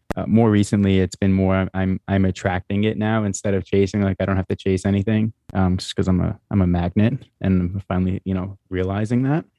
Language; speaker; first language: English; native; English